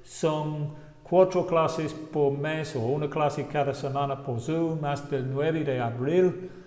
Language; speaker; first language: Spanish; non-native, fluent; English